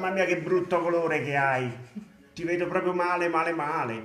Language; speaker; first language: Italian; native; Italian